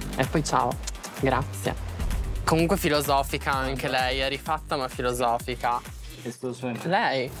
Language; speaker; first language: Italian; native; Italian